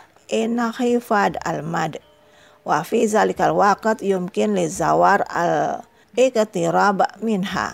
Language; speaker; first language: Arabic; non-native, learner; Indonesian